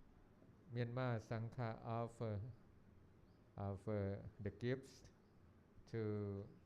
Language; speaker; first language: English; non-native, learner; Thai